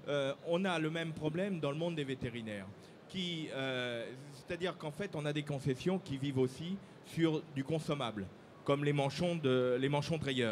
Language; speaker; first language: French; native; French